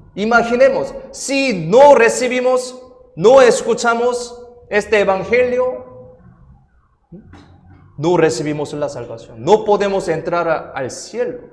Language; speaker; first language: Spanish; non-native, fluent; Korean